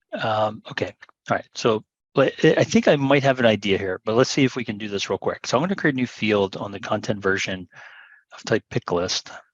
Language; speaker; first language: English; native; English